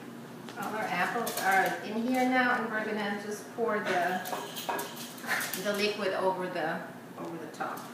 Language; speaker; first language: English; non-native, fluent; German